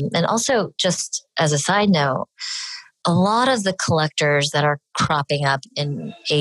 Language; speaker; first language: English; native; English